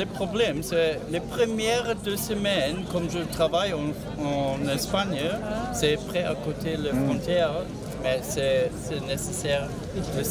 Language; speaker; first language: French; non-native, learner; German